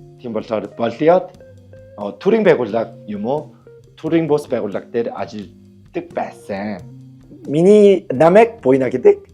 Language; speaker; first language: Mongolian; non-native, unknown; Korean